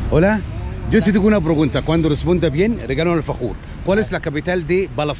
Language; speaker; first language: Spanish; non-native, learner; Arabic